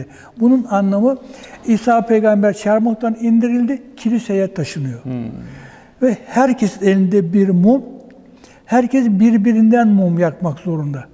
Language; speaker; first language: Turkish; native; Turkish